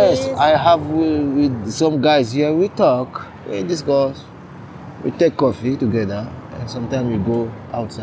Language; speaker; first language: English; non-native, learner; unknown